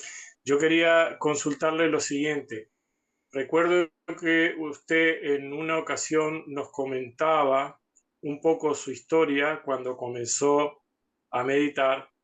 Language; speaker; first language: Spanish; native; Spanish